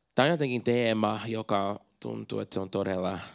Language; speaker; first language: Finnish; non-native, fluent; Portuguese